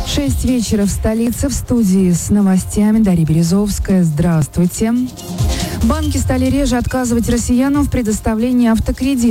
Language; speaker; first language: Russian; native; Russian